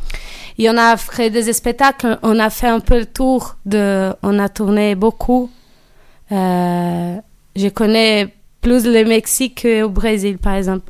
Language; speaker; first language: French; non-native, learner; Portuguese